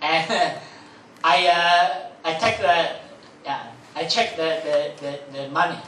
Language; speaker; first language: English; non-native, fluent; Chinese